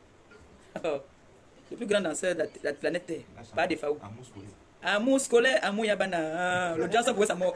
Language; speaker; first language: French; native; French